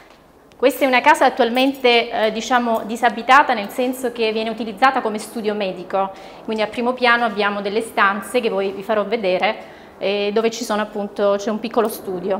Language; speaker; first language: Italian; native; Italian